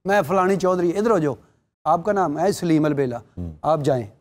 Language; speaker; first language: Urdu; non-native, local second language; Punjabi